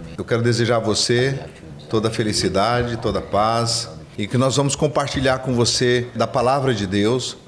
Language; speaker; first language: Portuguese; native; Portuguese